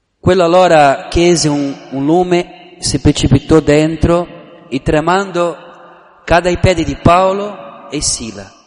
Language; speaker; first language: Italian; non-native, fluent; Portuguese